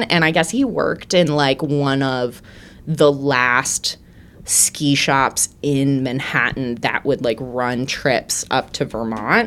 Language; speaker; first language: English; native; English